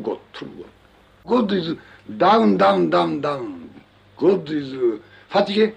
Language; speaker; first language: English; non-native, learner; Japanese